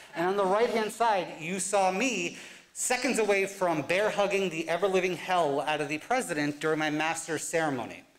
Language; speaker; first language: English; native; English